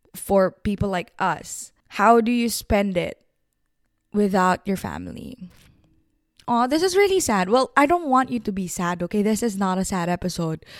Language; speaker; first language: English; non-native, local second language; Filipino